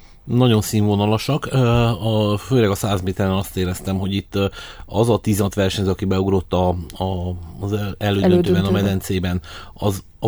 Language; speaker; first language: Hungarian; native; Hungarian